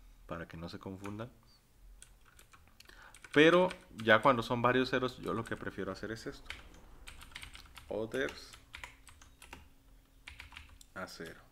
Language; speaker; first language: Spanish; native; Spanish